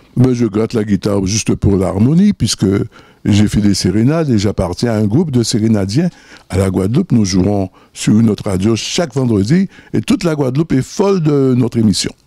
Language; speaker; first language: French; native; French